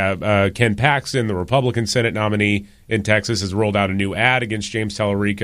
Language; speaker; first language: English; native; English